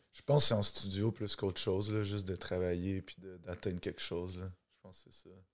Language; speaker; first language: French; native; French